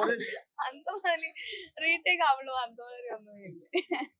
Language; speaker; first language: Tamil; non-native, learner; Malayalam